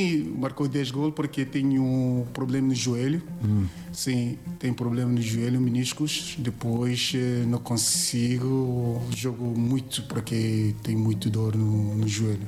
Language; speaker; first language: Portuguese; non-native, learner; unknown